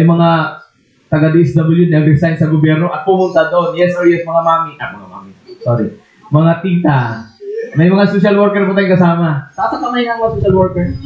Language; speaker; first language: Filipino; non-native, local second language; Waray